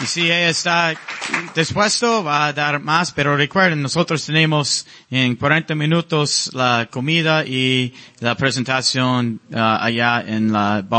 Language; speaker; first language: Spanish; non-native, learner; English